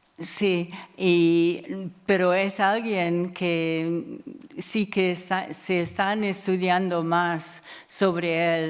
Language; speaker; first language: Spanish; non-native, fluent; English